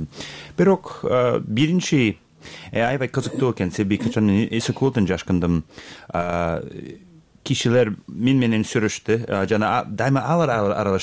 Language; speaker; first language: Kyrgyz; non-native, learner; English